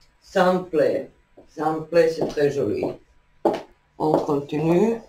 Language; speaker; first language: French; non-native, fluent; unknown